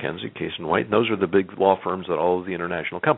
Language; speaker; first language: English; native; English